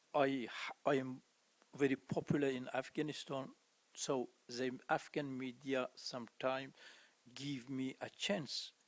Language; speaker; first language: English; non-native, fluent; Persian